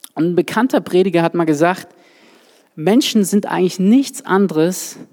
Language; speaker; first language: German; native; German